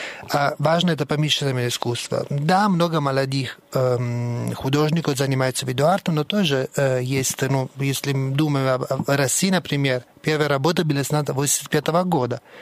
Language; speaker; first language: Russian; non-native, fluent; Italian